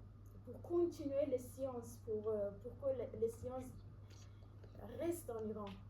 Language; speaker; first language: French; non-native, fluent; Persian